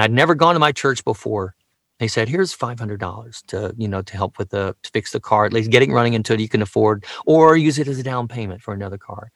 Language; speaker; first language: English; native; English